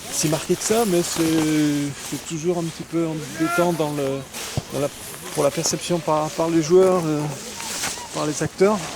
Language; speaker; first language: French; native; French